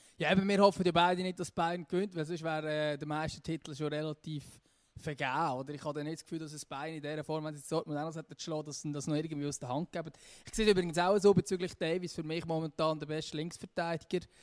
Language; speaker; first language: German; native; German